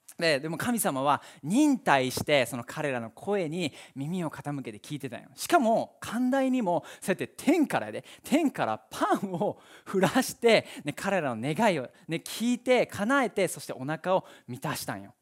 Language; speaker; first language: Japanese; native; Japanese